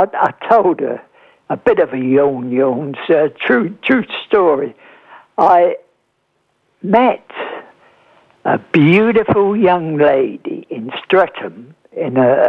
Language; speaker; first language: English; native; English